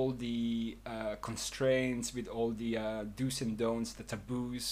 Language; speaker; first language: English; native; English